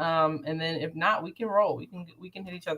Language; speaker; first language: English; native; English